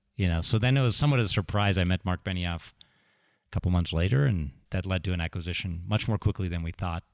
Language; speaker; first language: English; native; English